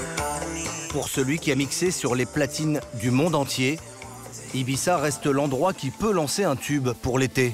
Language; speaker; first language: French; native; French